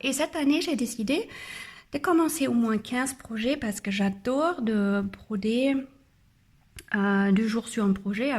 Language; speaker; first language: French; non-native, learner; German